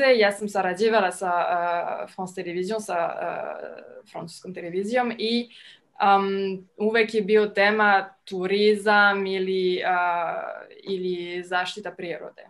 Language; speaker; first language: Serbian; non-native, fluent; French